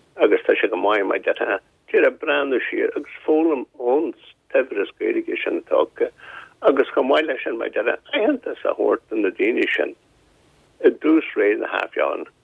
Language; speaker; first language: Irish; non-native, local second language; English